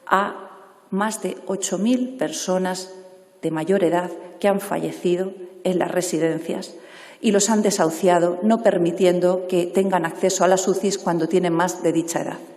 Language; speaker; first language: Spanish; native; Spanish